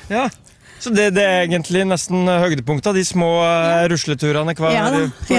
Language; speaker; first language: Norwegian; native; Norwegian